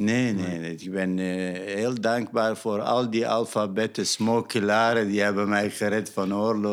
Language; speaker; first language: Dutch; non-native, fluent; Arabic